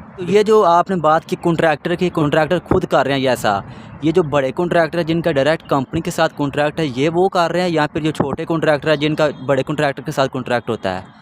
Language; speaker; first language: Urdu; non-native, local second language; Punjabi